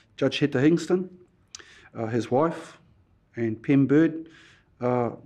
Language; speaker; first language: English; native; English